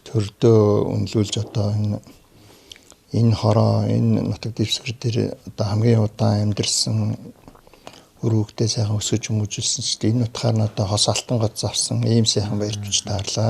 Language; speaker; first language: Mongolian; native; Mongolian